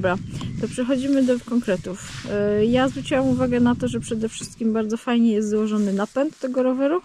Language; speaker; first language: Polish; native; Polish